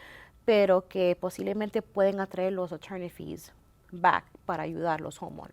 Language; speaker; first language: Spanish; early bilingual, heritage; Spanish